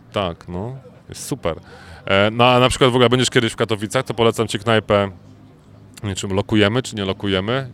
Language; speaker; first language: Polish; native; Polish